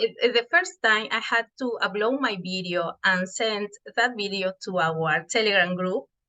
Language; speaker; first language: English; non-native, fluent; Spanish